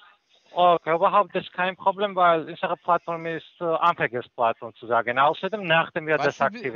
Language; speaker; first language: German; non-native, fluent; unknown